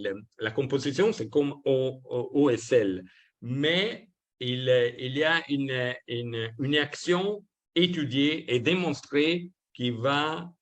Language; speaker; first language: French; non-native, learner; Italian